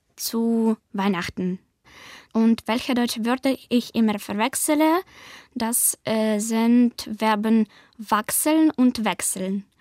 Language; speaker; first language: German; non-native, learner; Ukrainian